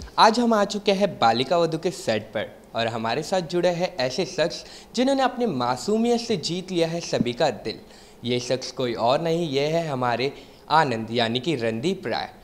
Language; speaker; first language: Hindi; native; Hindi